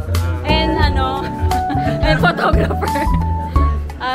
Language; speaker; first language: English; non-native, local second language; Filipino